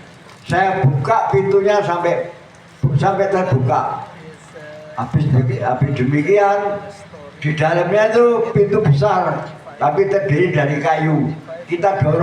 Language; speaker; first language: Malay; non-native, local second language; Javanese